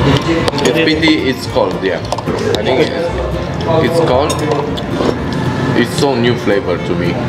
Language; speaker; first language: English; non-native, learner; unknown